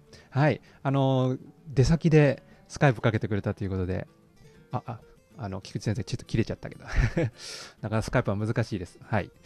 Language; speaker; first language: Japanese; native; Japanese